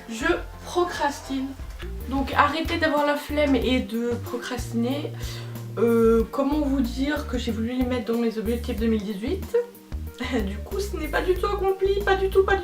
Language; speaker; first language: French; native; French